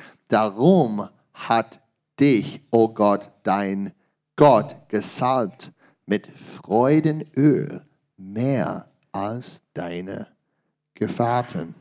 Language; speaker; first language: German; non-native, learner; English